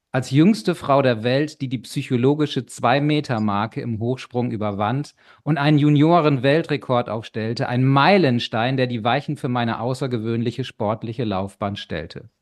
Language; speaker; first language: German; native; German